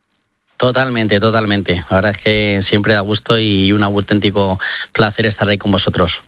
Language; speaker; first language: Spanish; native; Spanish